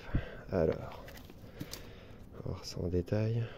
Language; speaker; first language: French; native; French